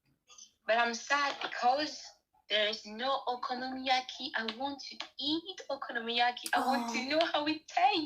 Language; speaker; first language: English; non-native, learner; French